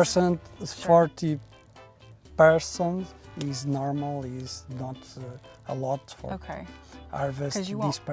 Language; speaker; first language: English; non-native, learner; Portuguese